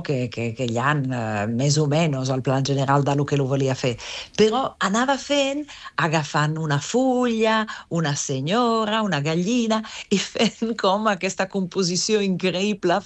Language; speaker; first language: Catalan; non-native, fluent; Italian